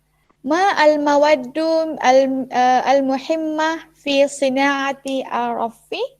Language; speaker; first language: Arabic; non-native, fluent; Malay